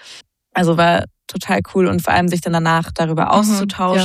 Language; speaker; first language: German; native; German